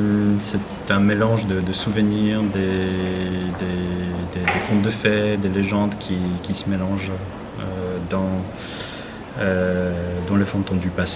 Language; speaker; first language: French; non-native, fluent; Polish